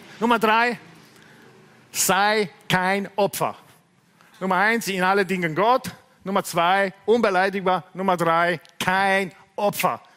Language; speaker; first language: German; non-native, fluent; Italian